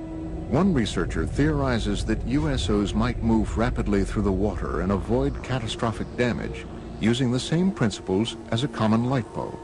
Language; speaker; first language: English; native; English